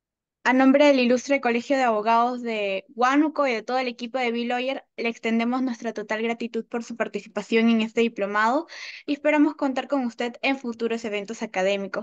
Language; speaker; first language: Spanish; native; Spanish